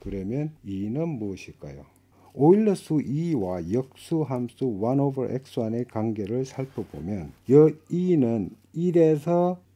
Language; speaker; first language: Korean; native; Korean